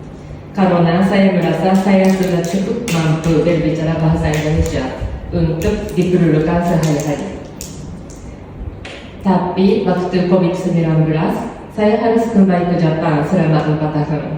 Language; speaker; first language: Indonesian; non-native, fluent; Japanese